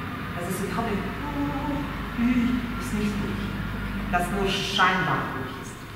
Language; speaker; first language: German; non-native, fluent; Russian